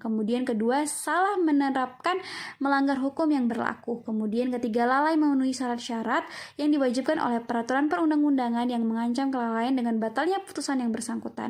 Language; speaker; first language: Indonesian; native; Indonesian